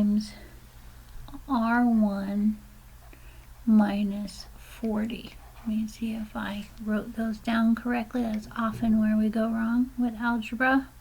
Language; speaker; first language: English; native; English